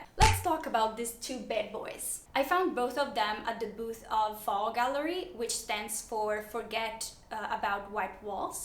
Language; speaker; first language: English; non-native, fluent; Italian